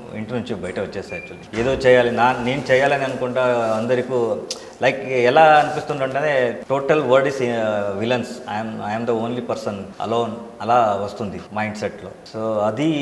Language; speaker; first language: Telugu; non-native, learner; Kannada